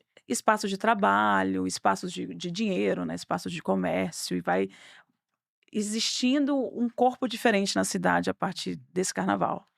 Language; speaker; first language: Portuguese; native; Portuguese